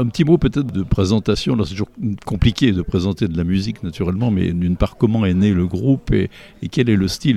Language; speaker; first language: French; native; French